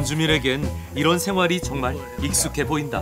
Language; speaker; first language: Korean; native; Korean